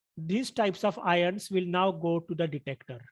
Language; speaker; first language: English; non-native, local second language; Marathi